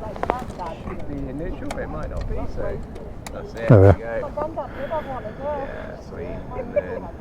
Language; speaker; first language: English; native; English